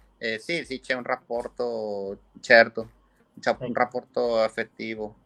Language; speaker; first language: Italian; non-native, fluent; Spanish